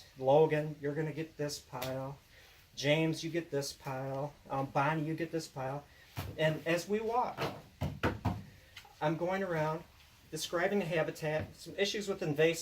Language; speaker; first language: English; native; English